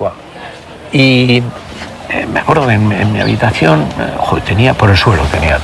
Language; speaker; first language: Spanish; native; Spanish